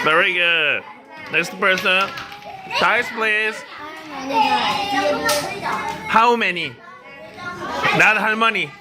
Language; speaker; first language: English; non-native, fluent; Korean